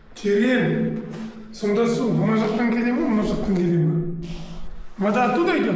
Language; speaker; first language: Russian; non-native, local second language; Kazakh